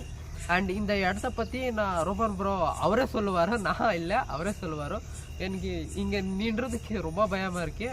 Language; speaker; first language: Tamil; non-native, local second language; Kannada